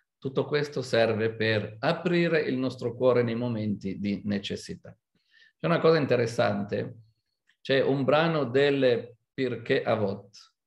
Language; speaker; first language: Italian; non-native, fluent; Hebrew